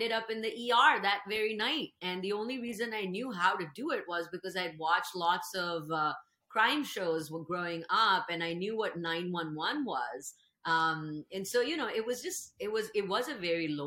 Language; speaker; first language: English; non-native, local second language; Urdu